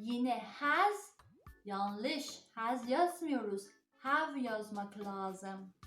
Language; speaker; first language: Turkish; non-native, learner; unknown